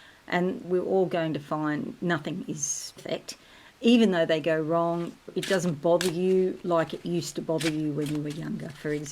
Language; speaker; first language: English; native; English